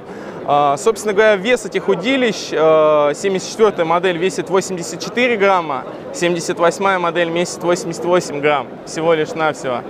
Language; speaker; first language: Russian; native; Russian